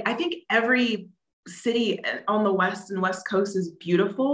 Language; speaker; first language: English; native; English